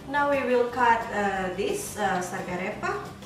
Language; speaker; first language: English; non-native, learner; Indonesian